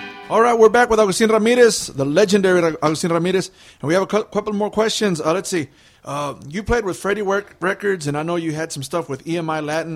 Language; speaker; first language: English; early bilingual, other home language; Spanish